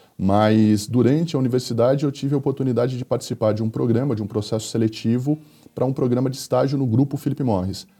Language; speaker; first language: Portuguese; native; Portuguese